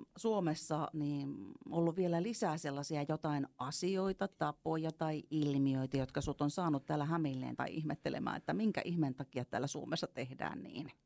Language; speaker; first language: Finnish; native; Finnish